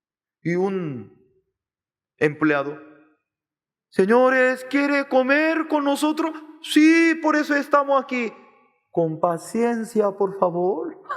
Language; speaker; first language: Spanish; non-native, learner; Korean